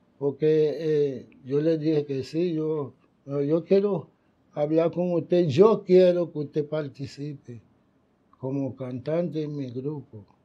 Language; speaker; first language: Spanish; non-native, fluent; Haitian Creole